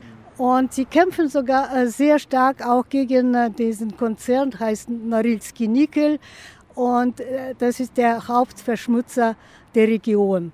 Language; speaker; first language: German; non-native, fluent; Russian